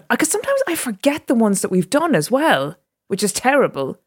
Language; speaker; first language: English; native; English